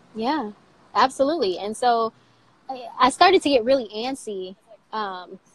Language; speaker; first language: English; native; English